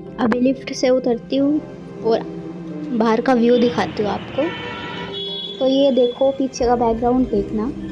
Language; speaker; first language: Hindi; native; Hindi